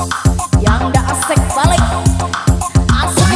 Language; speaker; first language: Indonesian; native; Indonesian